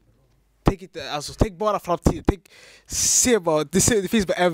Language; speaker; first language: Swedish; early bilingual, other home language; Somali